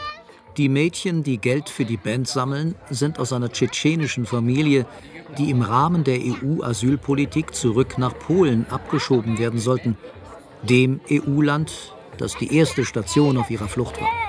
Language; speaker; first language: German; native; German